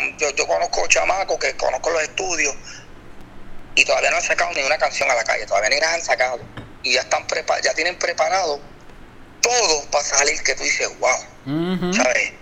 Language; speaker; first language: Spanish; native; Spanish